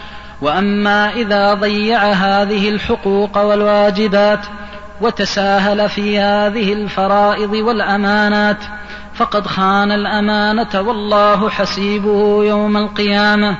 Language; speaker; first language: Arabic; native; Arabic